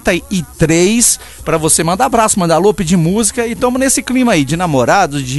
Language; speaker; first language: Portuguese; native; Portuguese